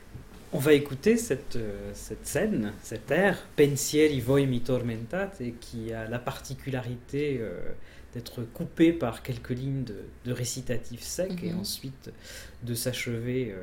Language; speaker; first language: French; native; French